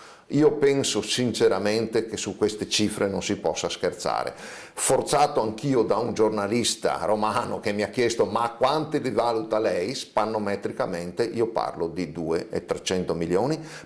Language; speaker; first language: Italian; native; Italian